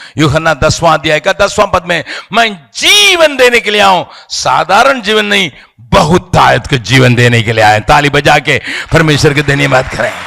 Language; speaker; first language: Hindi; non-native, local second language; Tamil